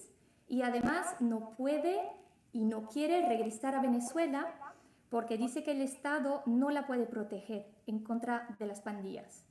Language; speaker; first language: Spanish; non-native, fluent; French